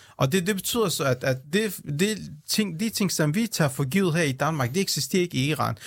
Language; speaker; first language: Danish; early bilingual, other home language; Central Kurdish